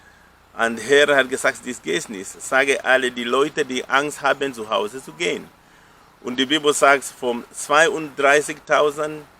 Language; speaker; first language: German; non-native, fluent; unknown